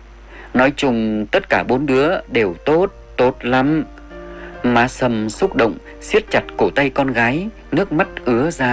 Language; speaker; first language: Vietnamese; native; Vietnamese